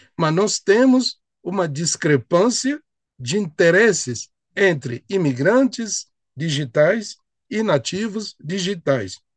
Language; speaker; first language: Portuguese; non-native, fluent; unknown